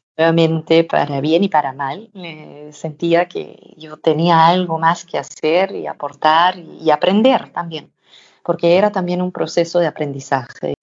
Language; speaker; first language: Spanish; non-native, fluent; Danish